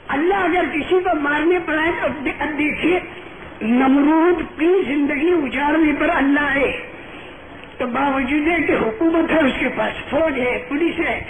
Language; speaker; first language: Urdu; non-native, local second language; Gujarati